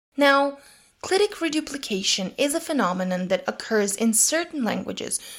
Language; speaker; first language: English; non-native, fluent; Serbian